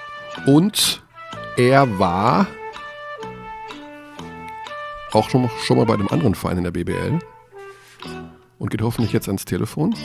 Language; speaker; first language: German; native; German